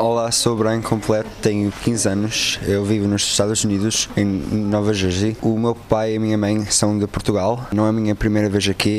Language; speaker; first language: Portuguese; early bilingual, heritage; Portuguese